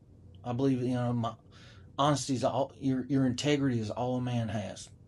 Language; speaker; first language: English; native; English